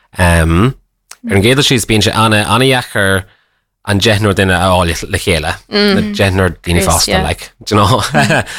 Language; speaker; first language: Irish; non-native, local second language; English